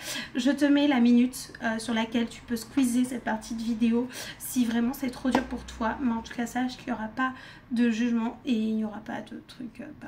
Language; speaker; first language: French; native; French